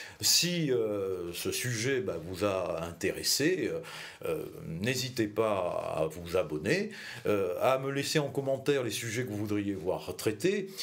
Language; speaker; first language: French; native; French